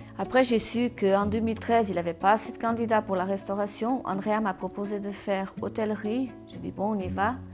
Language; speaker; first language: French; non-native, fluent; Portuguese